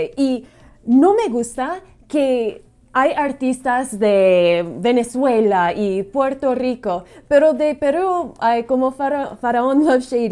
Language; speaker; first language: Spanish; non-native, fluent; English